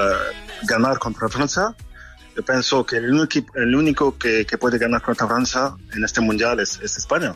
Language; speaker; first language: Spanish; non-native, fluent; French